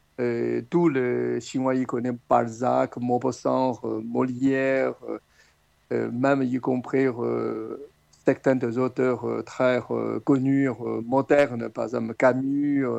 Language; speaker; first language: French; non-native, fluent; Chinese